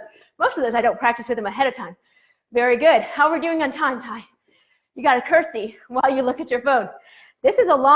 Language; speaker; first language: English; native; English